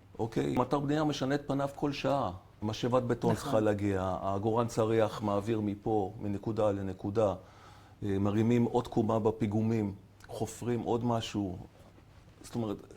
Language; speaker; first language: Hebrew; native; Hebrew